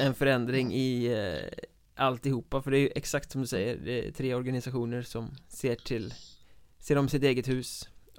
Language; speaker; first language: Swedish; native; Swedish